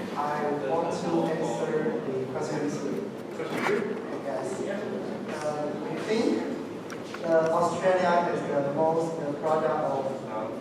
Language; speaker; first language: English; non-native, learner; Chinese